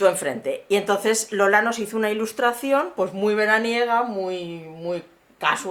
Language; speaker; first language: Spanish; native; Spanish